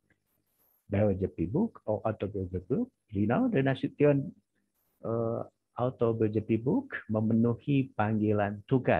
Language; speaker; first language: English; non-native, learner; Indonesian